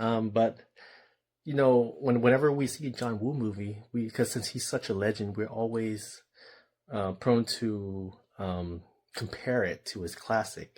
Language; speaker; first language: English; native; English